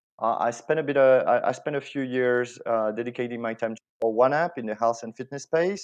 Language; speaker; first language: English; non-native, fluent; French